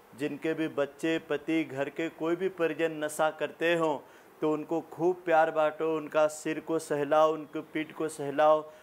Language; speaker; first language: Hindi; native; Hindi